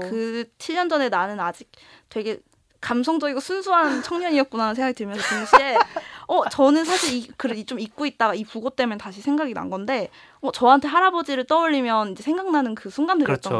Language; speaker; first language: Korean; native; Korean